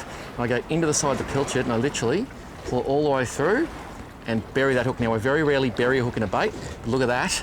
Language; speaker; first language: English; native; English